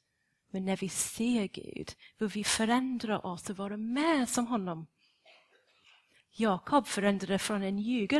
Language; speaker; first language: Swedish; non-native, fluent; English